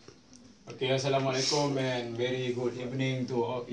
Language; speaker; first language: English; non-native, learner; Malay